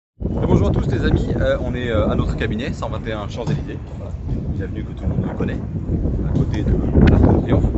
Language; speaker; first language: French; native; French